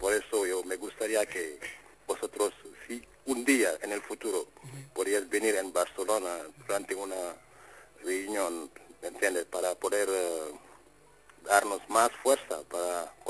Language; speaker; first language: Spanish; non-native, fluent; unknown